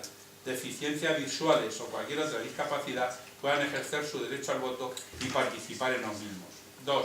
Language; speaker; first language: Spanish; native; Spanish